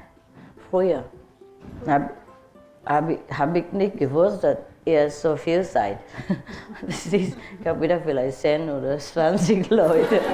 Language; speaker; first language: German; non-native, learner; Vietnamese